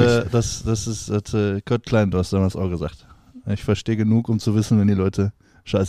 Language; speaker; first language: German; native; German